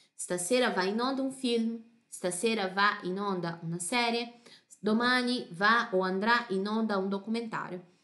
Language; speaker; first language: Italian; non-native, fluent; Portuguese